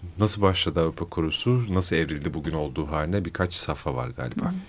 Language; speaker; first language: Turkish; native; Turkish